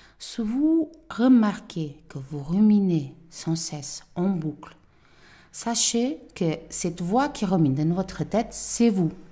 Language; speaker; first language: French; non-native, fluent; Portuguese